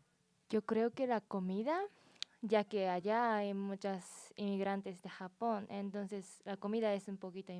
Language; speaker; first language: Spanish; non-native, learner; Japanese